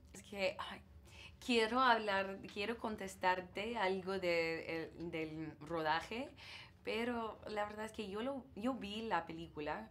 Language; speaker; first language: Spanish; non-native, learner; English